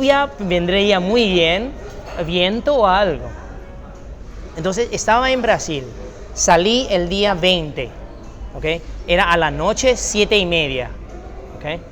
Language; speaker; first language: Spanish; non-native, fluent; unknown